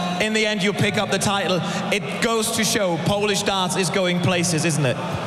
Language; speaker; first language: English; non-native, fluent; German